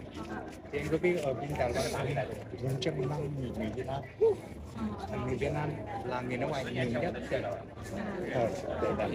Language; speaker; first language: Vietnamese; non-native, learner; Chinese